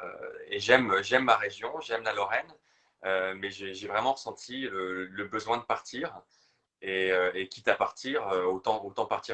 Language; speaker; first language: French; native; French